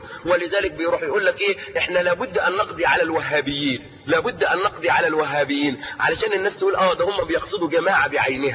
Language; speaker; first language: Arabic; native; Arabic